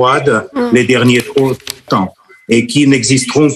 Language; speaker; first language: French; non-native, fluent; Russian